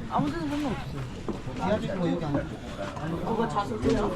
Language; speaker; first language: Korean; native; Korean